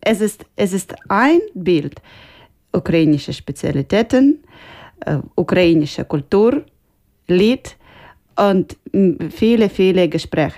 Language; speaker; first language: German; non-native, learner; Ukrainian